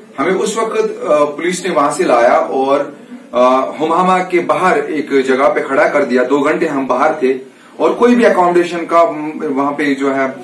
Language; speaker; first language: Hindi; non-native, local second language; Kashmiri